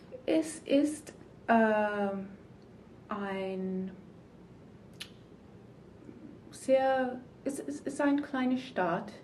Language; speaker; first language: German; non-native, learner; English